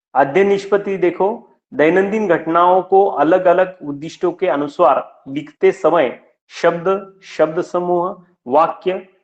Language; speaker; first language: Hindi; non-native, local second language; Marathi